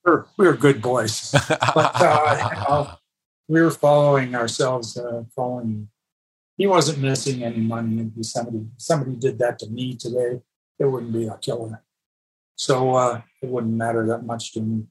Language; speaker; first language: English; native; English